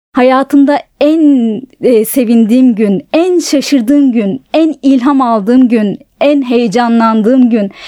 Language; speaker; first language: Turkish; native; Turkish